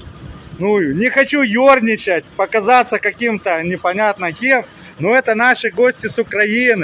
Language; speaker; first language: Russian; native; Russian